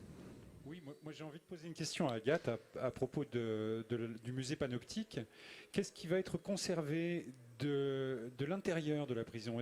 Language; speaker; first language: French; native; French